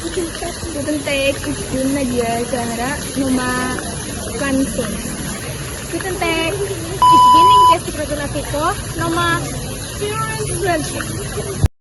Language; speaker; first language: German; non-native, learner; Indonesian